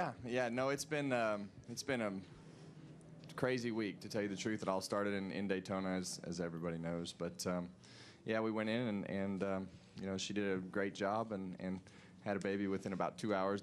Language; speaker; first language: English; native; English